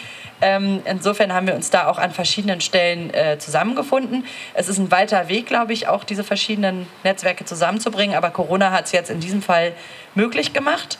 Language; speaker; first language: German; native; German